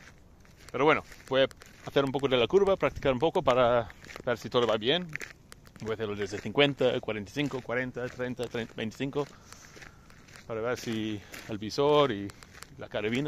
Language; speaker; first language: Spanish; non-native, fluent; English